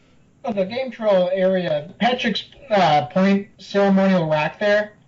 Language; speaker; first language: English; native; English